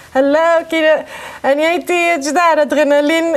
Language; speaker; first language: Hebrew; early bilingual, other home language; English